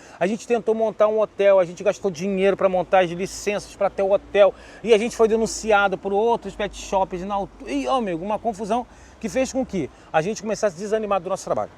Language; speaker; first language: Portuguese; native; Portuguese